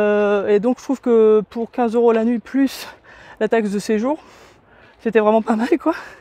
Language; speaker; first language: French; native; French